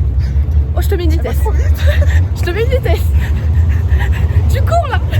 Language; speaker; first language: French; native; French